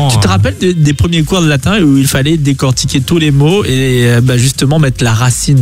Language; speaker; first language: French; native; French